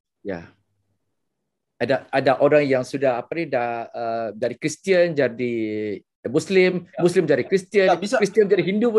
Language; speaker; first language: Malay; non-native, local second language; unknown